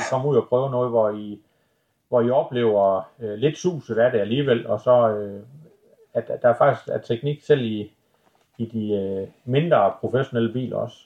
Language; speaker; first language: Danish; native; Danish